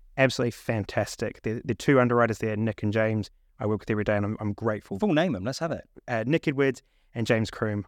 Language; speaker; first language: English; native; English